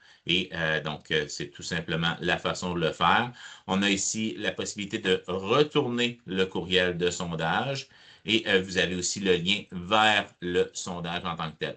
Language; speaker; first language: French; native; French